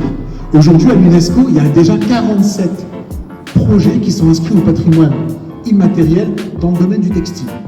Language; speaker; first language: French; native; French